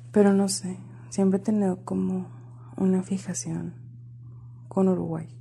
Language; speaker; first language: Spanish; native; Spanish